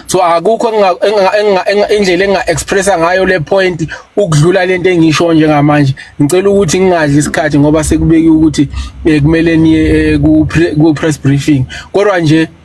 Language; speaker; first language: Zulu; native; Zulu